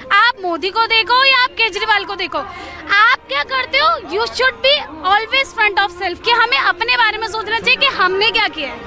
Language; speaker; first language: Hindi; native; Hindi